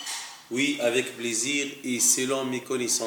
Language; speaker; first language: French; non-native, learner; Arabic